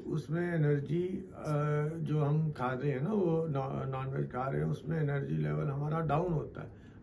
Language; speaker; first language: Hindi; non-native, local second language; Punjabi